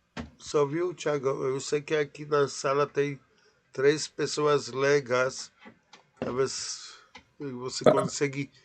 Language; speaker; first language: Portuguese; non-native, learner; Polish